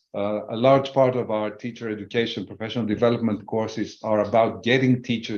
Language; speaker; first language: English; non-native, learner; Slovak